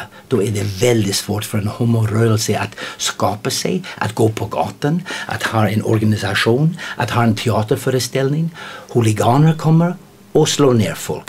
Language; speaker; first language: Swedish; non-native, fluent; English